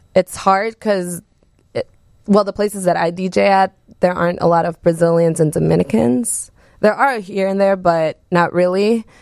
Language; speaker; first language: English; early bilingual, other home language; Spanish